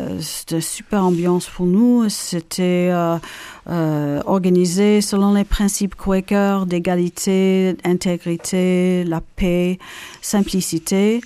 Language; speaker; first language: French; non-native, fluent; English